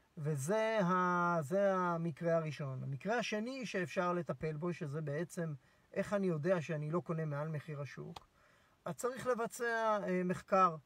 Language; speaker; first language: Hebrew; native; Hebrew